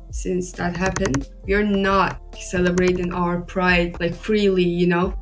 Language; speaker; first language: English; non-native, fluent; Turkish